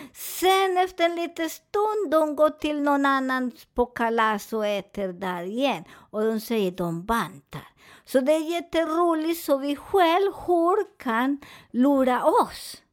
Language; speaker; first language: Swedish; non-native, fluent; Spanish